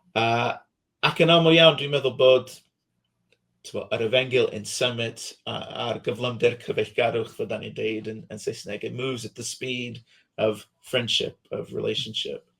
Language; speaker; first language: Welsh; non-native, fluent; English